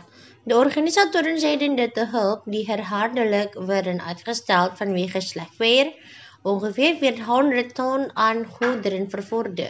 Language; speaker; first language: Dutch; non-native, fluent; Indonesian